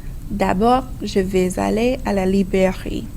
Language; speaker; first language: French; non-native, fluent; English